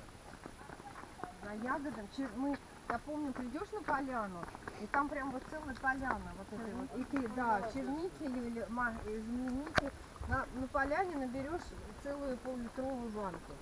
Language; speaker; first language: Russian; native; Russian